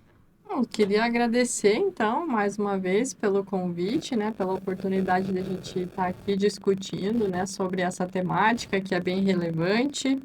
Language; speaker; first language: Portuguese; native; Portuguese